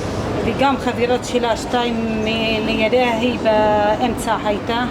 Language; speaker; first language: Hebrew; non-native, local second language; Arabic